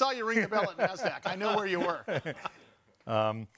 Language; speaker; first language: English; native; English